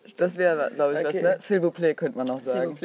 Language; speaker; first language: German; native; German